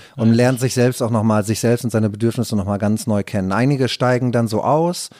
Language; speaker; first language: German; native; German